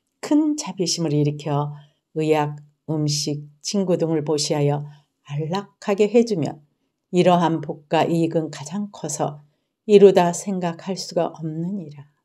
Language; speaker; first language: Korean; native; Korean